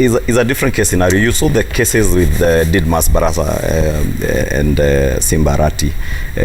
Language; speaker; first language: English; non-native, local second language; Kikuyu